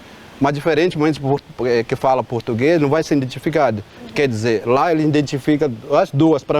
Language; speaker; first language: Portuguese; non-native, local second language; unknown